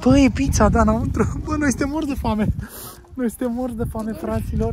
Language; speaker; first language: Romanian; native; Romanian